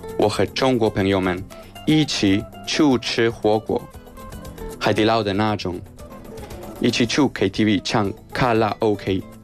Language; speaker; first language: Chinese; non-native, fluent; Spanish